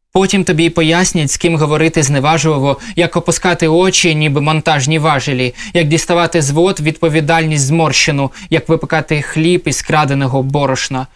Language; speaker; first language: Ukrainian; non-native, local second language; Russian